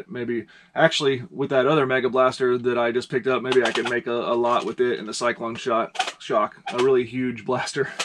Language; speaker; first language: English; native; English